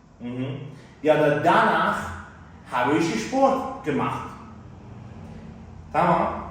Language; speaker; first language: German; non-native, fluent; Turkish